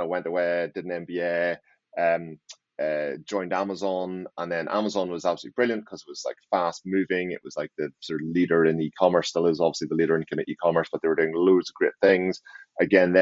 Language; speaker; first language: English; native; English